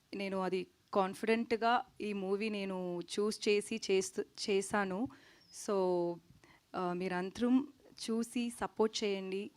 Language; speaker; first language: Telugu; non-native, learner; Tamil